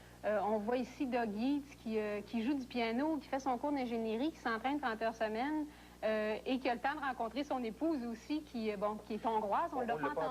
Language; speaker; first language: French; native; French